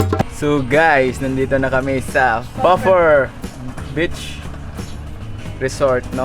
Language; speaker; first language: Filipino; non-native, local second language; Cebuano